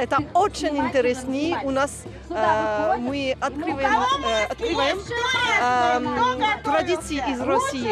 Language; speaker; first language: Russian; non-native, learner; French